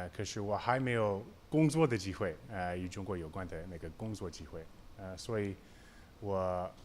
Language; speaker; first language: Chinese; non-native, fluent; English